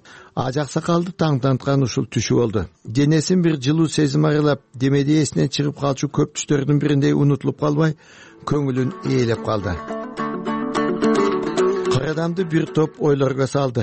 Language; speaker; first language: Kyrgyz; native; Kyrgyz